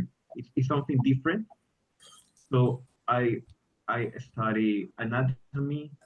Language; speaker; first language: English; non-native, learner; Spanish